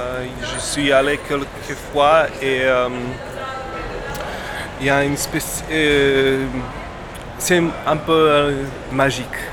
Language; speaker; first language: French; non-native, fluent; Slovak